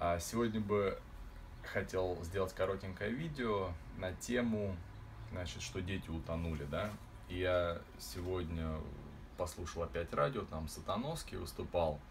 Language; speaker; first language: Russian; native; Russian